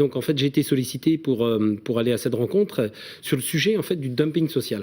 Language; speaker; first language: French; native; French